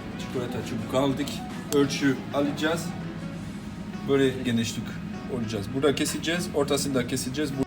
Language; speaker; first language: Turkish; non-native, learner; French